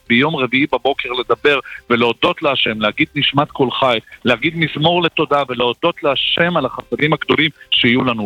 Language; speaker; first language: Hebrew; native; Hebrew